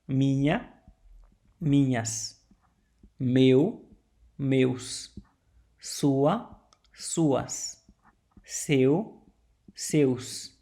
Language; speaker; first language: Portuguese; non-native, learner; Haitian Creole